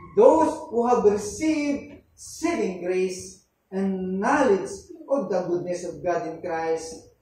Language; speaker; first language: English; non-native, local second language; Filipino